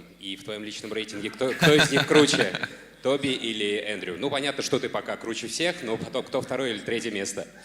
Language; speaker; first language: Russian; native; Russian